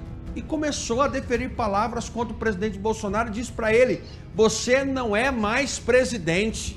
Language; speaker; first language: Portuguese; native; Portuguese